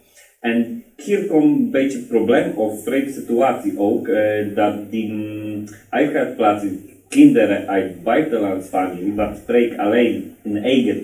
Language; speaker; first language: Dutch; non-native, learner; Polish